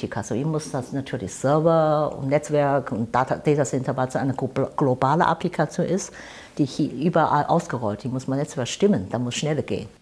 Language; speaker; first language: German; non-native, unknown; Chinese